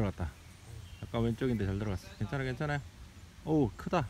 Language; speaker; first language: Korean; native; Korean